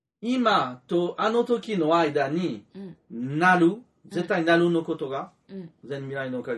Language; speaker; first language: Japanese; non-native, learner; French